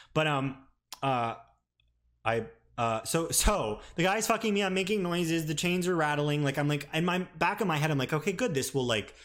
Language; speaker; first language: English; native; English